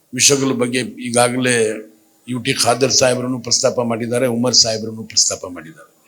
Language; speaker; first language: Kannada; non-native, local second language; Urdu